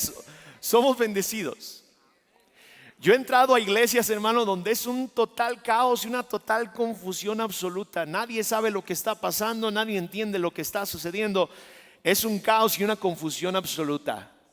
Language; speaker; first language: Spanish; native; Spanish